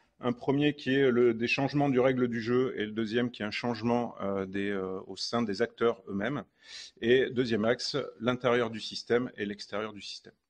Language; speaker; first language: French; native; French